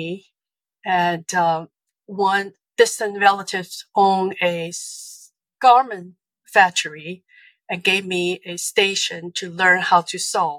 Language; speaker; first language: English; non-native, fluent; Chinese